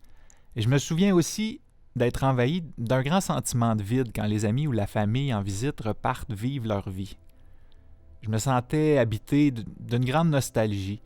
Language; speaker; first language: French; native; French